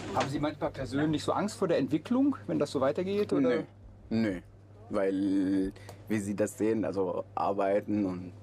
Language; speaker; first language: German; non-native, fluent; Arabic